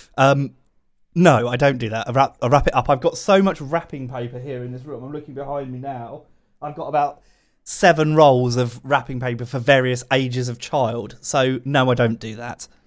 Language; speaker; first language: English; native; English